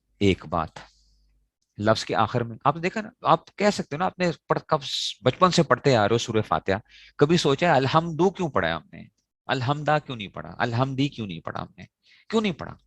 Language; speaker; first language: Urdu; non-native, local second language; Pashto